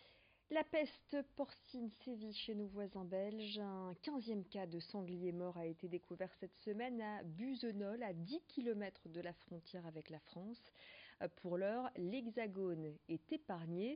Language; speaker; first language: French; native; French